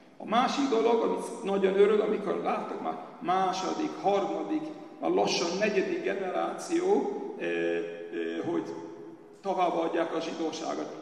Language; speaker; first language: Hungarian; early bilingual, heritage; Hungarian